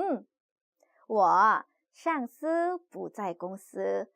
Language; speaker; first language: Chinese; non-native, fluent; Korean